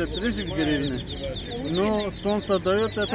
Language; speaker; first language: Russian; non-native, learner; Turkish